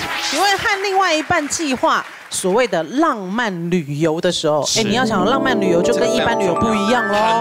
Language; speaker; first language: Chinese; native; Chinese